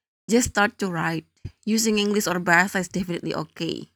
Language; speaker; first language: English; non-native, learner; Indonesian